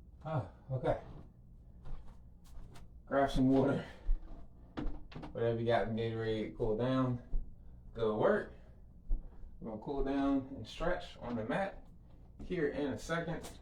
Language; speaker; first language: English; native; English